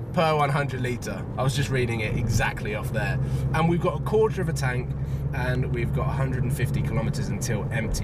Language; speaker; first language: English; native; English